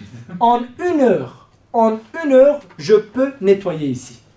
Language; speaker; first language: French; non-native, fluent; Kurdish